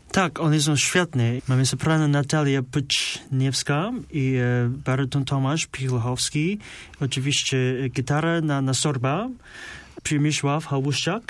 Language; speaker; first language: Polish; non-native, learner; Chinese